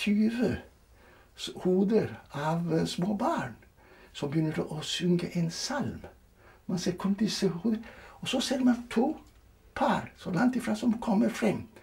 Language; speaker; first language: Norwegian; non-native, fluent; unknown